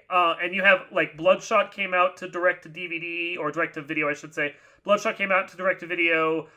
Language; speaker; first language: English; native; English